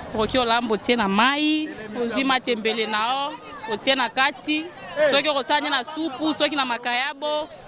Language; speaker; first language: Lingala; native; Lingala